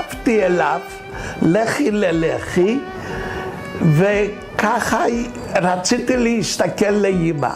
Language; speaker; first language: Hebrew; non-native, fluent; Polish